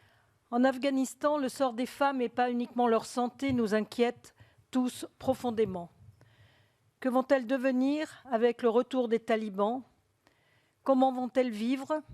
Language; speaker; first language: French; native; French